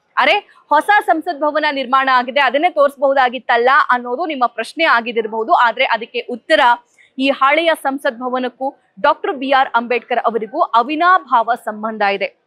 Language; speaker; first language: Kannada; native; Kannada